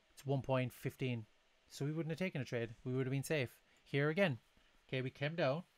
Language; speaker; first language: English; native; English